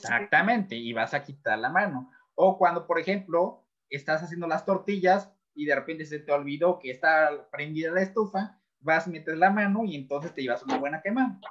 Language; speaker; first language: Spanish; native; Spanish